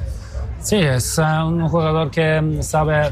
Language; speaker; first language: Spanish; non-native, fluent; Polish